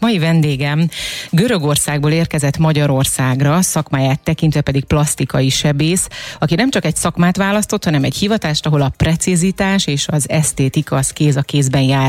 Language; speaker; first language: Hungarian; native; Hungarian